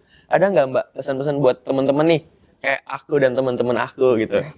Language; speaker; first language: Indonesian; native; Indonesian